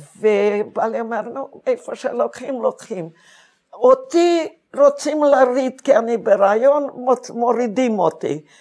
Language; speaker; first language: Hebrew; non-native, fluent; Hungarian